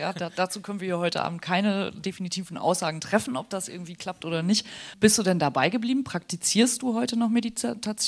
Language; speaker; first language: German; native; German